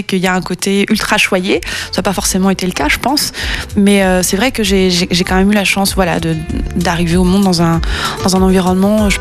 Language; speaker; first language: French; native; French